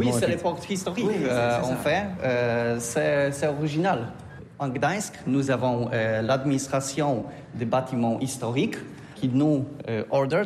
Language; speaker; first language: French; non-native, learner; Polish